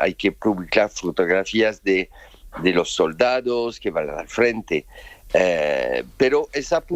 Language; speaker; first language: Spanish; non-native, fluent; French